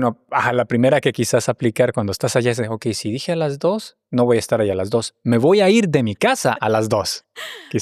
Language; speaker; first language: Spanish; native; Spanish